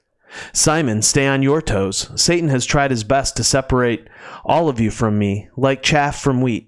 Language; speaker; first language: English; native; English